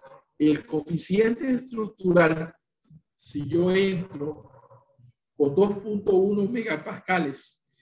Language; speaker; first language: Spanish; native; Spanish